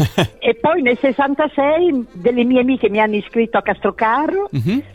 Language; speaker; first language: Italian; native; Italian